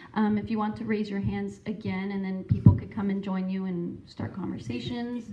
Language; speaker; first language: English; native; English